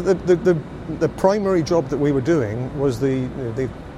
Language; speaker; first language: English; native; English